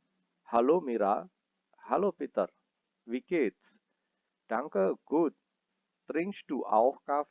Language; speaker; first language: German; non-native, fluent; Indonesian